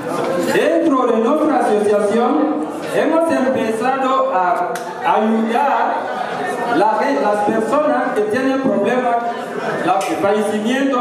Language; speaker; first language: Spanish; non-native, learner; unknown